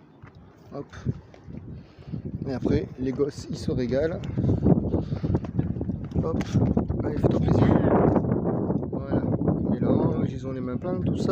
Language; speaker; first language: French; native; French